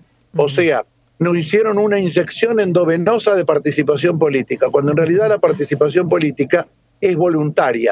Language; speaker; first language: Spanish; native; Spanish